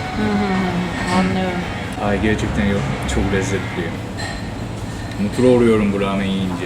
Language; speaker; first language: Turkish; non-native, fluent; Japanese